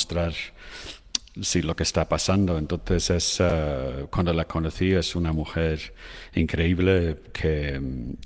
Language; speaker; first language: Spanish; non-native, fluent; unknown